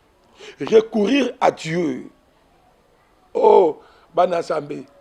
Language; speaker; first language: French; non-native, local second language; Lingala